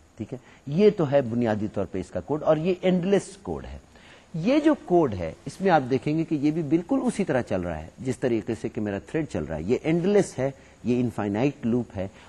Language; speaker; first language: Urdu; native; Urdu